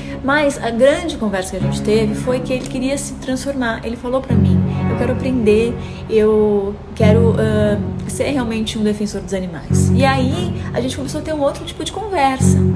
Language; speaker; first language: Portuguese; native; Portuguese